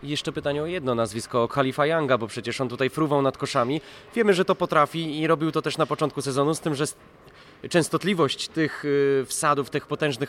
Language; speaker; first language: Polish; native; Polish